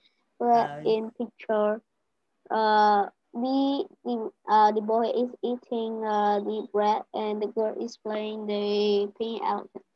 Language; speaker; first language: English; non-native, learner; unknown